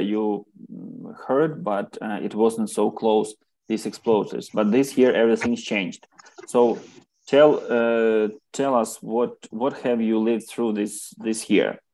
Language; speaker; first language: English; non-native, fluent; Ukrainian